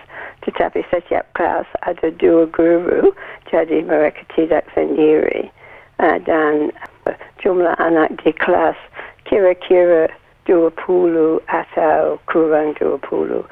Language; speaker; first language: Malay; non-native, learner; English